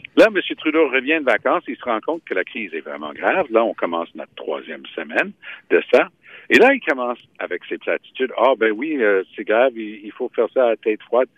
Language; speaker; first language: French; native; French